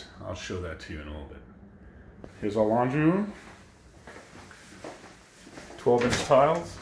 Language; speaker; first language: English; native; English